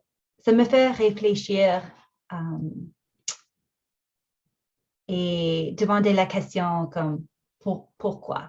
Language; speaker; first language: French; non-native, fluent; English